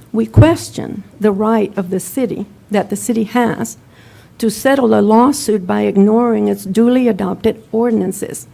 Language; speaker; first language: English; non-native, fluent; Spanish